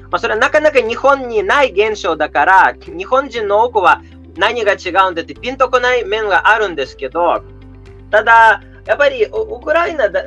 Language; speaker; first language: Japanese; non-native, fluent; Russian